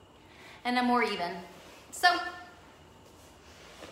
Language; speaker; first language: English; native; English